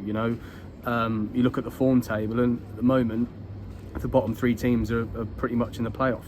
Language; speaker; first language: English; native; English